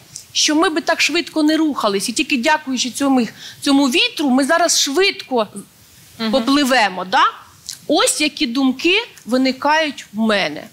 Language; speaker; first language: Ukrainian; native; Ukrainian